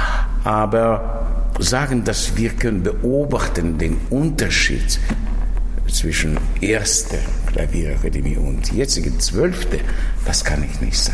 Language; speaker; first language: German; non-native, fluent; Russian